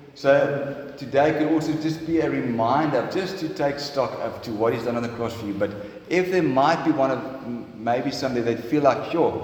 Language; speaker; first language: English; non-native, local second language; Afrikaans